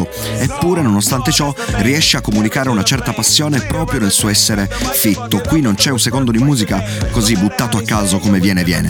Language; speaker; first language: Italian; native; Italian